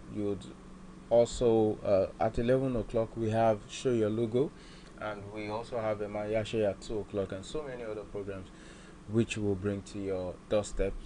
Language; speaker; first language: English; non-native, local second language; Yoruba